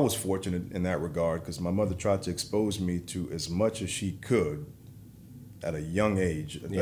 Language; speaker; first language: English; native; English